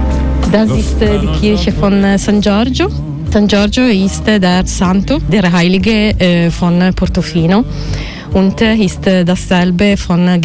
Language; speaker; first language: German; non-native, learner; Italian